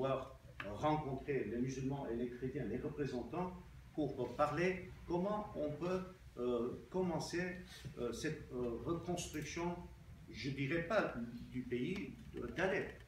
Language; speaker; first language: French; non-native, local second language; Armenian